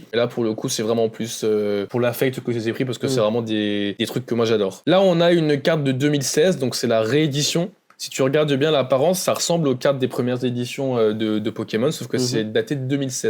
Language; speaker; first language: French; native; French